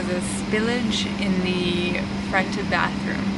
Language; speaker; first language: English; native; English